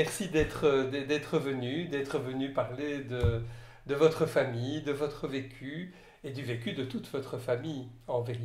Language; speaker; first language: French; native; French